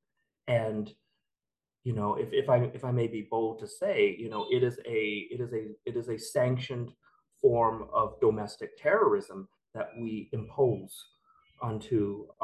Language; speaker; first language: English; native; English